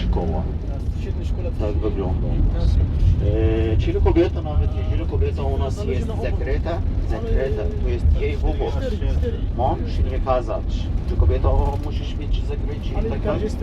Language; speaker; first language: Polish; non-native, learner; Arabic